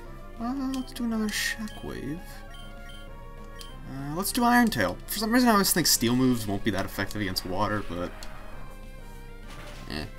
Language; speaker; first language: English; native; English